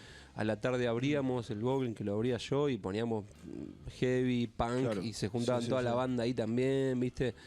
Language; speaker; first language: Spanish; native; Spanish